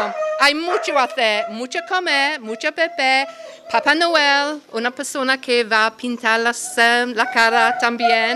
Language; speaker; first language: Spanish; non-native, learner; English